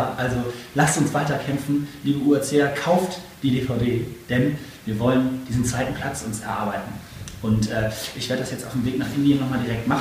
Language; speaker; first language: German; native; German